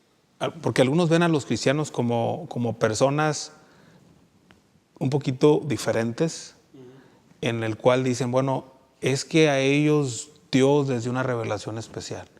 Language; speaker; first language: Spanish; native; Spanish